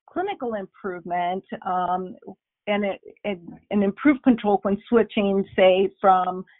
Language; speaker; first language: English; non-native, fluent; Spanish